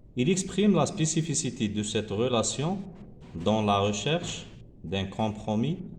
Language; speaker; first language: French; non-native, local second language; Arabic